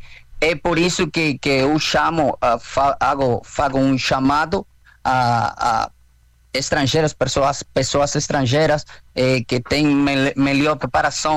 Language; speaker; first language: Portuguese; non-native, fluent; Spanish